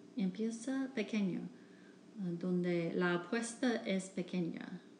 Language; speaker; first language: Spanish; non-native, fluent; English